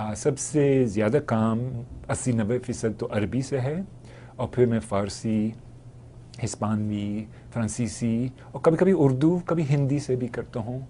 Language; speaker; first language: Urdu; non-native, fluent; English